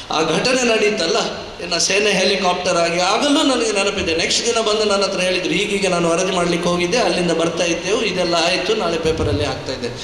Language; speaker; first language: Kannada; non-native, local second language; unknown